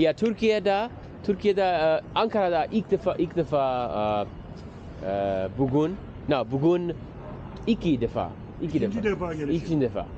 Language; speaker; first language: Turkish; non-native, learner; English